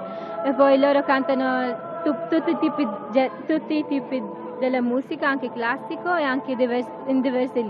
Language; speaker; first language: Italian; non-native, learner; Filipino